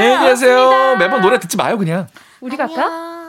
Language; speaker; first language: Korean; native; Korean